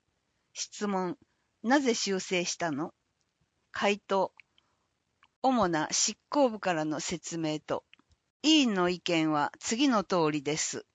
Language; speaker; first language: Japanese; native; Japanese